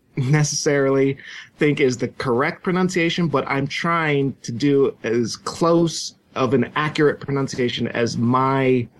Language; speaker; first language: English; native; English